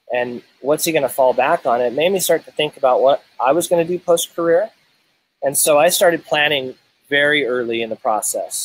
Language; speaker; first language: English; native; English